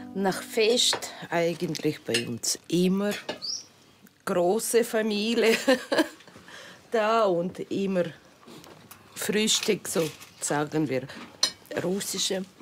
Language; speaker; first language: German; non-native, learner; Ukrainian